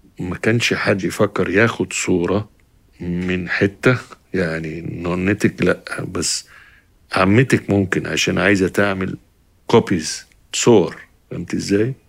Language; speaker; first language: Arabic; native; Arabic